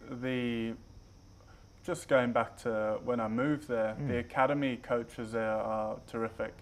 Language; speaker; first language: English; native; English